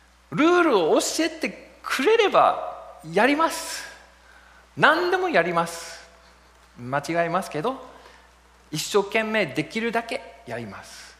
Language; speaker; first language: Japanese; non-native, fluent; English